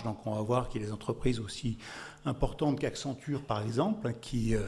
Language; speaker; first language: French; native; French